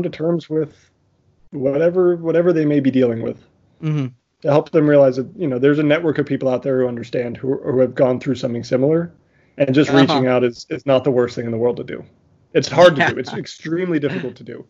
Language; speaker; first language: English; native; English